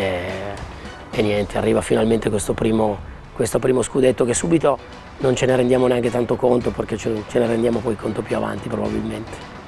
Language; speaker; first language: Italian; native; Italian